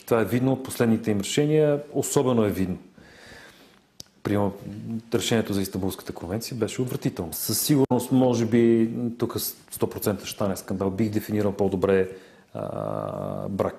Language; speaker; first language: Bulgarian; native; Bulgarian